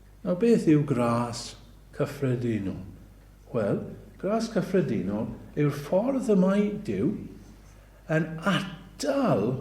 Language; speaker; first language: Welsh; native; Welsh